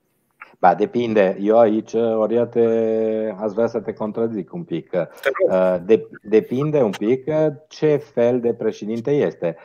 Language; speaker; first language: Romanian; non-native, fluent; Italian